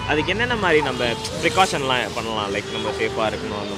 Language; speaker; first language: Tamil; native; Tamil